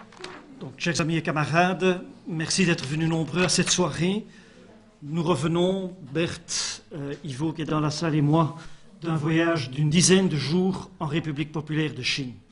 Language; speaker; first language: French; native; French